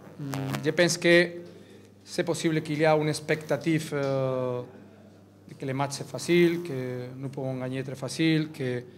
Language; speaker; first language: French; non-native, learner; Catalan